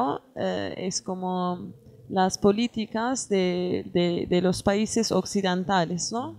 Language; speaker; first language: Spanish; non-native, learner; Kurdish